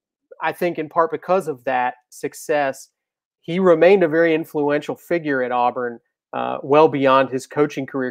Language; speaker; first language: English; native; English